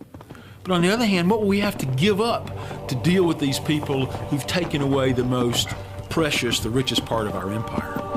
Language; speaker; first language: English; native; English